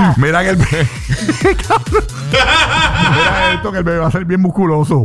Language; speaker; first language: Spanish; native; Spanish